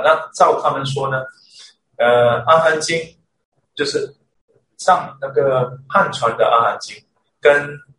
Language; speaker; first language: Chinese; early bilingual, other home language; English